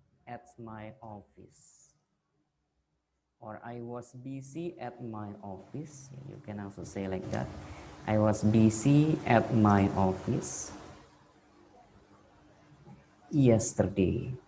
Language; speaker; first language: English; non-native, fluent; Indonesian